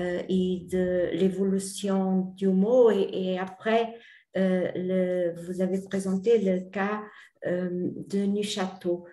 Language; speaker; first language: French; non-native, fluent; Portuguese